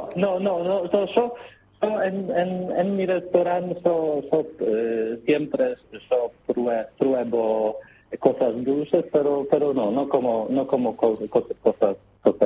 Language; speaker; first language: Spanish; non-native, learner; Polish